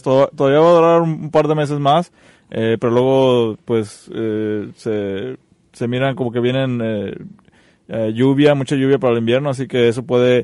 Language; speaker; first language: Spanish; native; Spanish